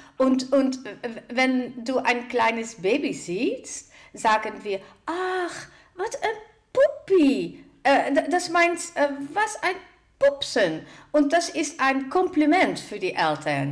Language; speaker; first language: German; non-native, fluent; Dutch